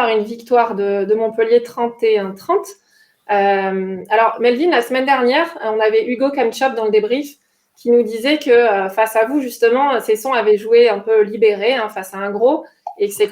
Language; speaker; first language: French; native; French